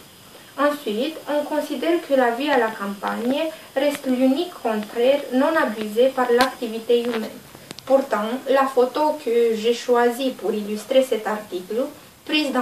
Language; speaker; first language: French; non-native, learner; Romanian